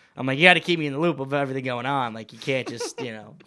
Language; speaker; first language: English; native; English